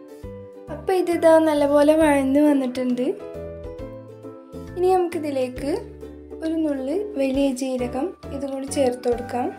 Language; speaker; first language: Malayalam; native; Malayalam